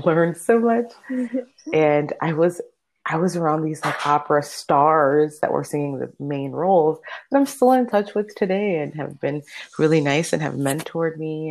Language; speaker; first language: English; early bilingual, other home language; Spanish